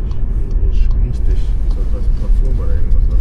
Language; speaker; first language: German; non-native, fluent; English